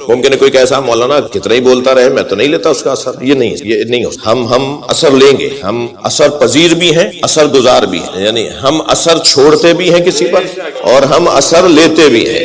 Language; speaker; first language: Urdu; native; Urdu